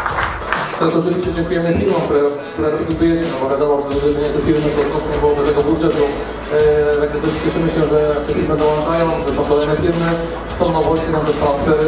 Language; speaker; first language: Polish; native; Polish